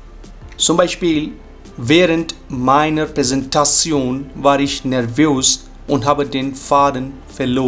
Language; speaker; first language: German; non-native, fluent; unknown